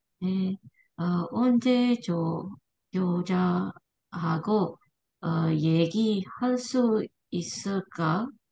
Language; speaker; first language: Korean; non-native, learner; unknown